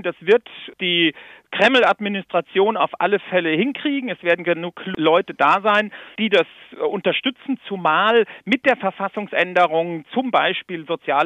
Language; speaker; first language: German; native; German